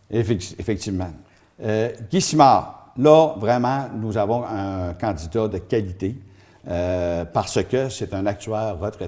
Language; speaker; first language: French; native; French